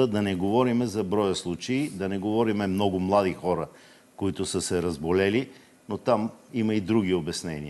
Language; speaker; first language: Bulgarian; native; Bulgarian